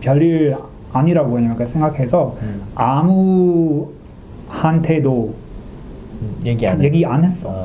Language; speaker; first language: Korean; non-native, learner; English